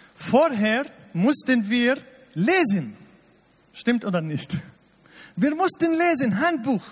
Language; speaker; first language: German; non-native, fluent; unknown